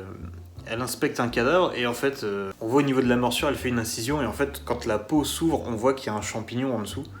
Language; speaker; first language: French; native; French